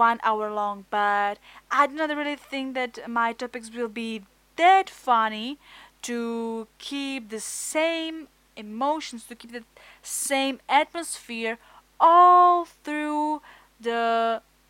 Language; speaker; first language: English; non-native, fluent; Czech